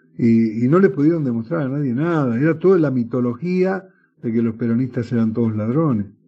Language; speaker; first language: Spanish; native; Spanish